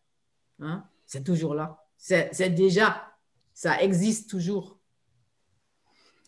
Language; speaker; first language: French; non-native, fluent; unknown